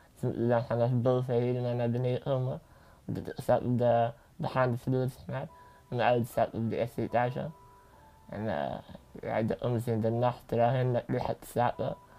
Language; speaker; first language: Dutch; early bilingual, other home language; Arabic